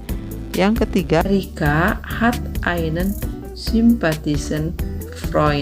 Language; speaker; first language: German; non-native, fluent; Indonesian